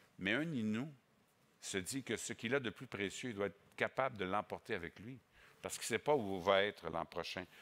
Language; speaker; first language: French; native; French